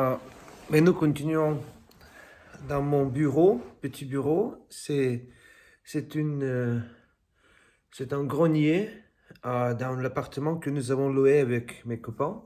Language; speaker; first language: French; non-native, fluent; Russian